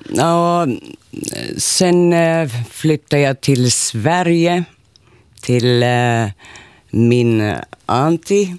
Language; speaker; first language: Swedish; non-native, local second language; Finnish